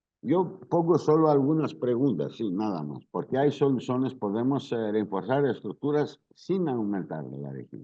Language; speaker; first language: Spanish; non-native, learner; Greek